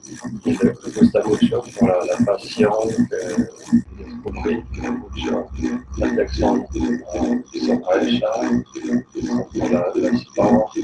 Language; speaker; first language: Spanish; non-native, learner; French